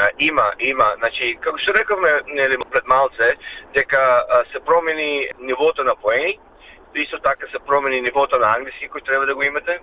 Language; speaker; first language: Macedonian; early bilingual, heritage; Macedonian